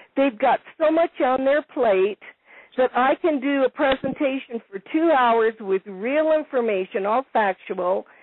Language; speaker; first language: English; non-native, fluent; Italian